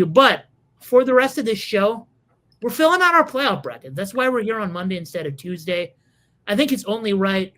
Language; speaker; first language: English; native; English